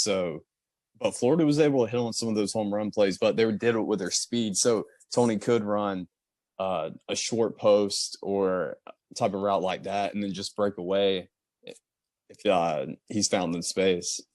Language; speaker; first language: English; native; English